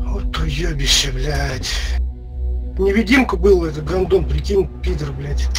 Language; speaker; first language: Russian; native; Russian